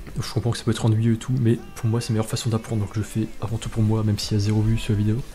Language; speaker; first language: French; native; French